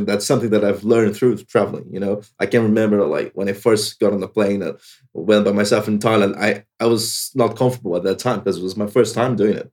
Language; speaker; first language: English; non-native, fluent; Portuguese